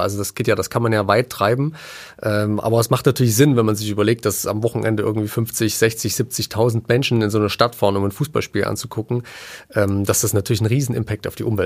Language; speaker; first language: German; native; German